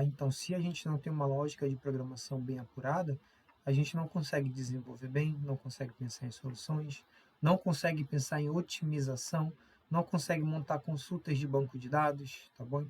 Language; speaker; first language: Portuguese; native; Portuguese